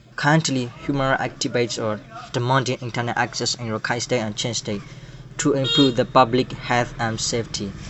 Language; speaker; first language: English; non-native, learner; Burmese